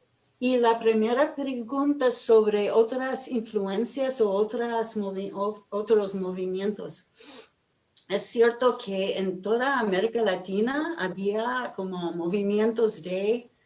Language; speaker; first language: Spanish; non-native, fluent; English